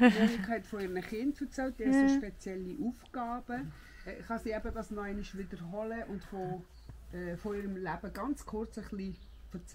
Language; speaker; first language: German; non-native, fluent; Turkish